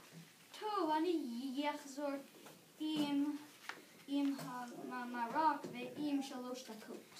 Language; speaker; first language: Hebrew; non-native, learner; English